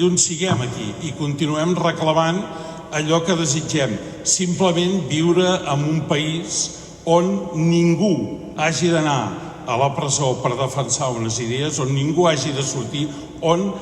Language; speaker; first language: Catalan; native; Catalan